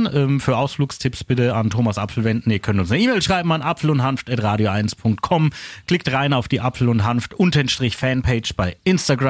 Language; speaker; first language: German; native; German